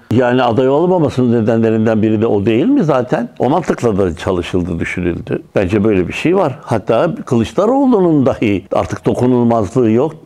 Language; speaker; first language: Turkish; native; Turkish